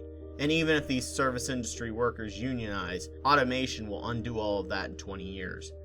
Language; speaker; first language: English; native; English